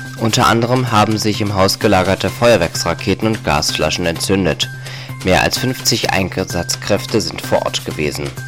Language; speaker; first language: German; native; German